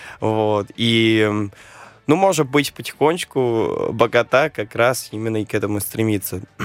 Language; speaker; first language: Russian; non-native, fluent; Spanish